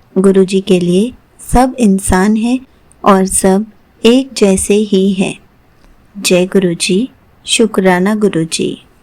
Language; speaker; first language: Hindi; native; Hindi